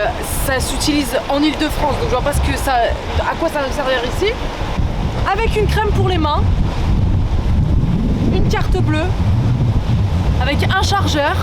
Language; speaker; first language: French; native; French